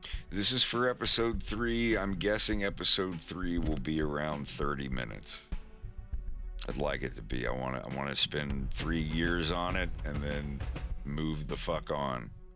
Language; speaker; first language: English; native; English